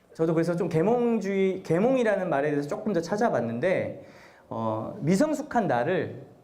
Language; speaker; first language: Korean; native; Korean